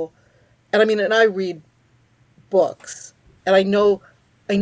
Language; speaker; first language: English; early bilingual, other home language; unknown